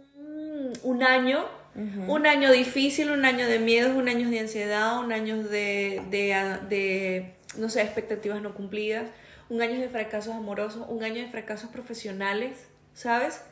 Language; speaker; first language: Spanish; native; Spanish